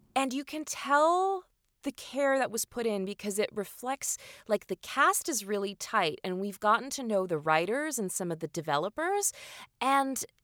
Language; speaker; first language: English; native; English